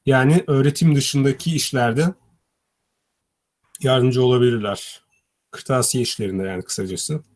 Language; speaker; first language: Turkish; native; Turkish